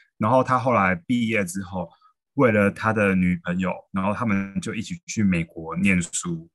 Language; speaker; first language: Chinese; native; Chinese